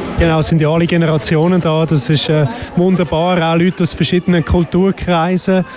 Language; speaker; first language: German; native; German